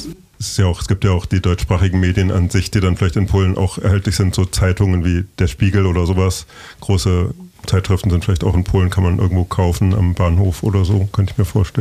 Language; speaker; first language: German; native; German